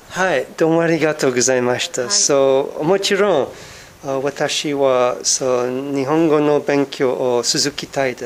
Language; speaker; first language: Japanese; non-native, learner; English